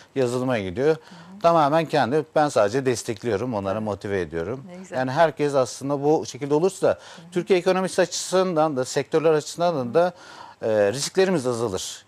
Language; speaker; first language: Turkish; native; Turkish